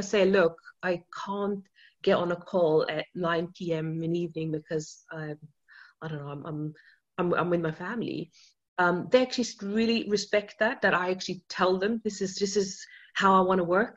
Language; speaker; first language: English; non-native, fluent; German